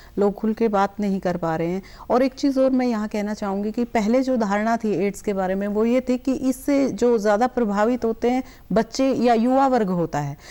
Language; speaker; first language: Hindi; native; Hindi